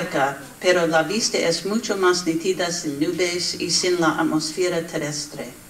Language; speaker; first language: Spanish; non-native, learner; English